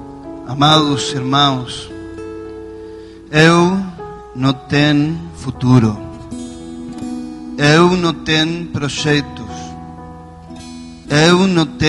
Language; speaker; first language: Portuguese; non-native, learner; Spanish